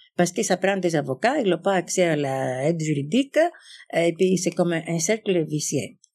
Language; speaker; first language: French; non-native, fluent; Greek